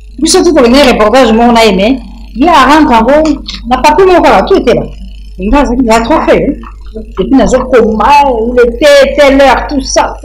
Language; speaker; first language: French; non-native, local second language; Lingala